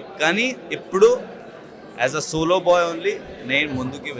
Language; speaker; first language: Telugu; non-native, learner; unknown